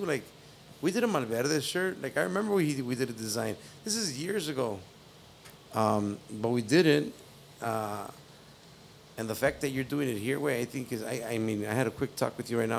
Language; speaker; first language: English; early bilingual, other home language; Spanish